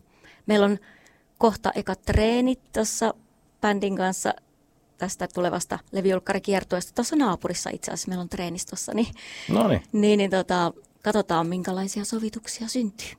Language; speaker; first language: Finnish; native; Finnish